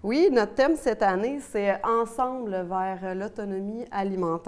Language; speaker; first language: French; native; French